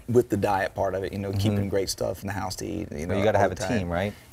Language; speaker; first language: English; native; English